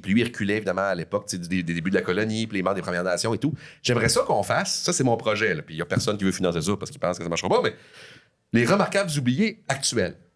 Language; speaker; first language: French; native; French